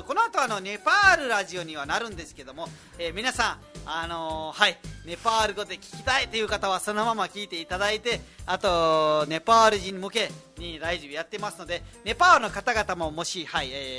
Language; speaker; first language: Japanese; non-native, fluent; Nepali